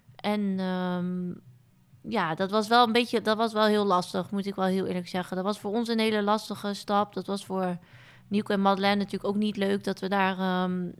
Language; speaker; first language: Dutch; native; Dutch